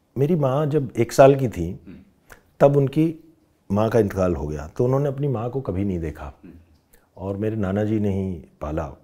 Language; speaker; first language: Hindi; non-native, local second language; Rajasthani